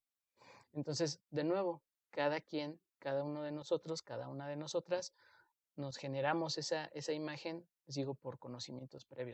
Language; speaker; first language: Spanish; native; Spanish